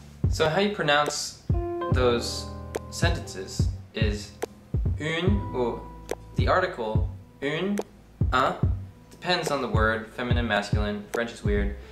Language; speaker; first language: English; native; English